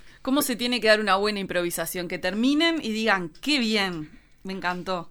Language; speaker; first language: Spanish; native; Spanish